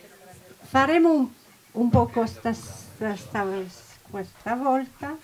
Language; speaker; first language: Italian; non-native, learner; French